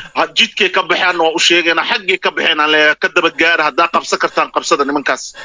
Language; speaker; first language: Somali; non-native, local second language; Maay